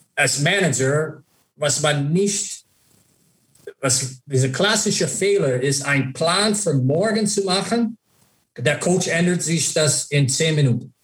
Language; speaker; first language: German; non-native, learner; English